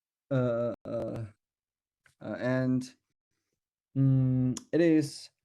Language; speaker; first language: English; non-native, learner; Chinese